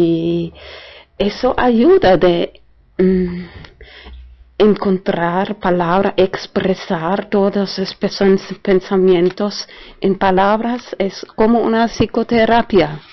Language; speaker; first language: Spanish; non-native, fluent; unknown